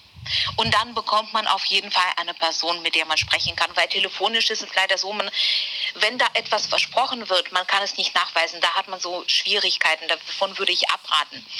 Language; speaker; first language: German; native; German